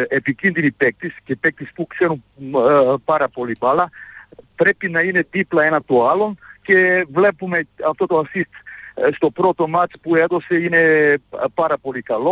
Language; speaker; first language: Greek; non-native, fluent; Serbian